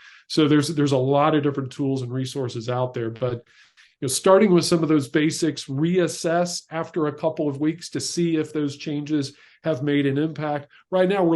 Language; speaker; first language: English; native; English